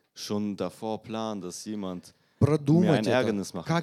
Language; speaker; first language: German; non-native, learner; Russian